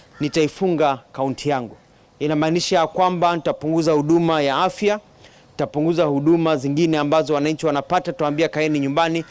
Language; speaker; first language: Swahili; non-native, local second language; Kamba